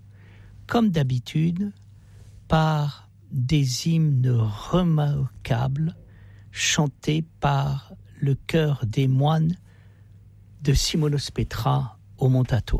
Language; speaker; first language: French; native; French